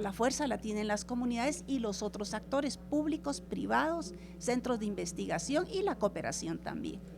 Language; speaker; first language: Spanish; native; Spanish